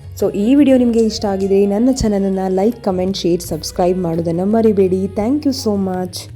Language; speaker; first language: Kannada; non-native, local second language; Konkani